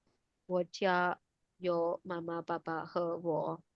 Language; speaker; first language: Chinese; non-native, fluent; Hindi